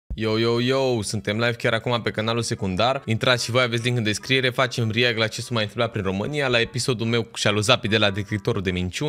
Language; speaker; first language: Romanian; native; Romanian